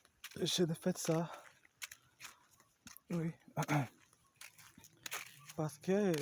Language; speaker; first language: French; non-native, learner; Portuguese